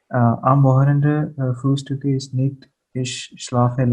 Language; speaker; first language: German; non-native, learner; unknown